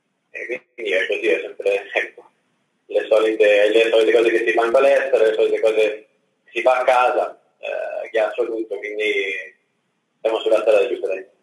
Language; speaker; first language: Italian; early bilingual, other home language; English